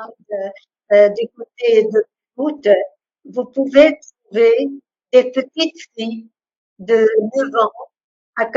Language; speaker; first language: French; non-native, local second language; Arabic